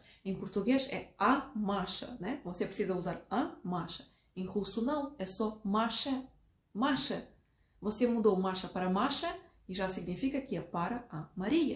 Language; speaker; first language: Portuguese; non-native, fluent; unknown